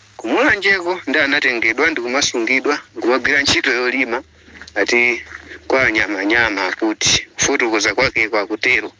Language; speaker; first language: Nyanja; native; Nyanja